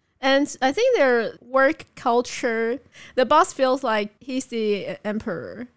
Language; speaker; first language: English; non-native, fluent; Chinese